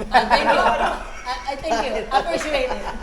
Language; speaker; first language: English; non-native, learner; Filipino